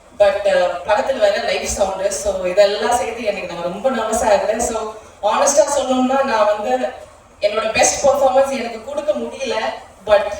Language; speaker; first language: Tamil; non-native, local second language; Malayalam